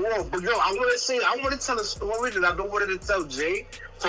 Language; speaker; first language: English; early bilingual, other home language; Spanish